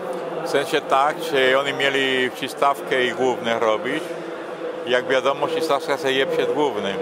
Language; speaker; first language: Polish; non-native, fluent; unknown